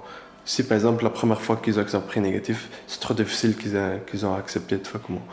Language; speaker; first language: French; non-native, learner; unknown